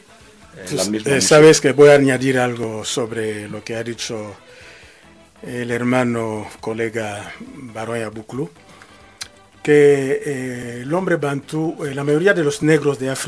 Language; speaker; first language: Spanish; non-native, fluent; Lingala